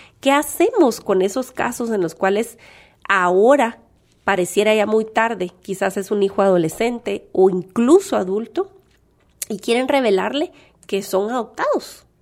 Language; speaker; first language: Spanish; native; Spanish